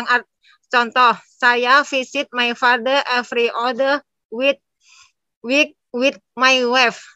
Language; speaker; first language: English; non-native, learner; Indonesian